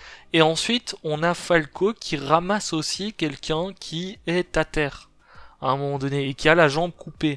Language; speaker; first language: French; native; French